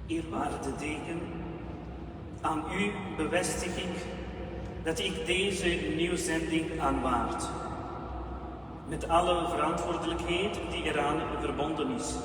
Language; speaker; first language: Dutch; non-native, fluent; Urdu